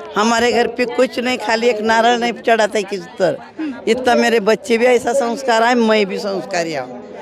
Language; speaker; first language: Hindi; non-native, local second language; Marathi